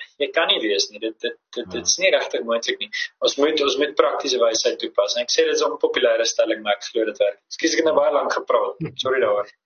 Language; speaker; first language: Afrikaans; native; Afrikaans